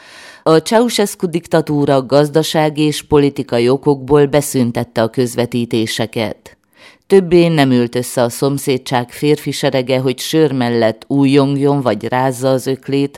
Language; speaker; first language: Hungarian; native; Hungarian